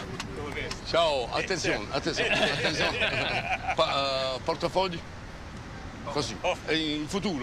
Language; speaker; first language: Italian; native; Italian